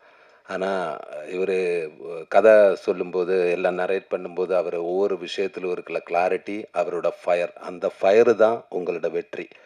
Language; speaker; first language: Tamil; non-native, learner; Malayalam